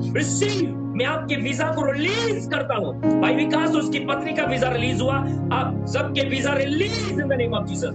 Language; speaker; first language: Hindi; native; Hindi